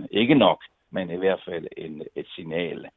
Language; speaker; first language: Danish; non-native, fluent; Italian